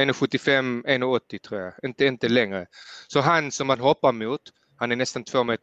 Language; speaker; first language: Swedish; early bilingual, heritage; Swedish